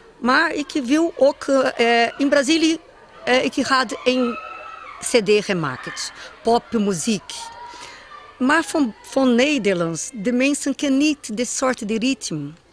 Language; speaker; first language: Dutch; non-native, learner; Portuguese